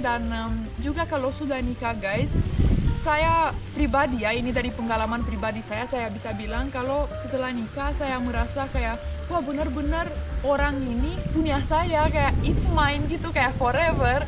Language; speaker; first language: Indonesian; non-native, fluent; Romanian